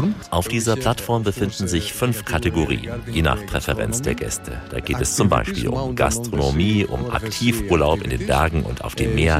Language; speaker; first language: German; native; German